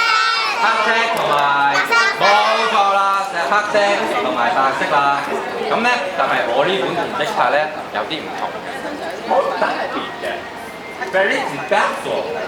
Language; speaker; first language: Cantonese; native; Cantonese